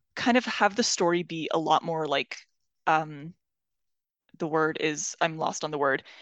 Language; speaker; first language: English; non-native, fluent; Persian